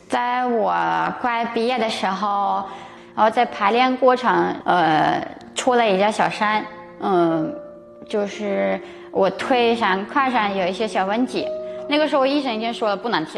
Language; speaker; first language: Chinese; non-native, fluent; Ukrainian